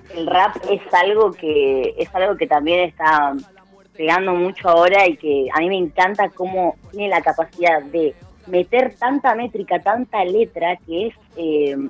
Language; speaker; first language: Spanish; native; Spanish